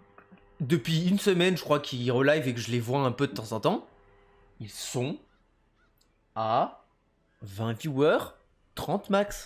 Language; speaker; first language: French; native; French